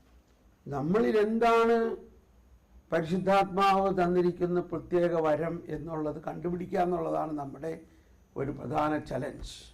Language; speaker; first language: Malayalam; native; Malayalam